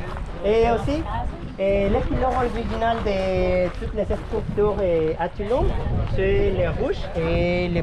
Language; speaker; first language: French; non-native, learner; Spanish